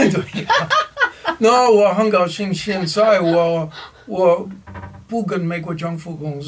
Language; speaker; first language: Chinese; non-native, learner; English